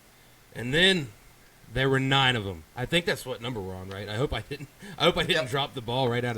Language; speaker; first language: English; native; English